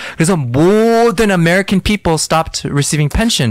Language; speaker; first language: English; early bilingual, other home language; Korean